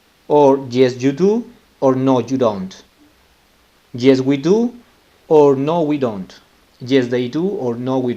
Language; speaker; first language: English; non-native, fluent; Spanish